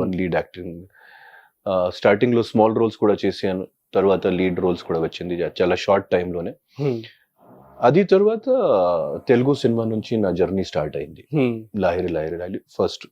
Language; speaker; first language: Telugu; non-native, local second language; Hindi